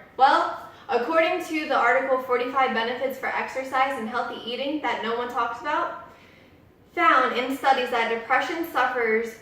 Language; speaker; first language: English; native; English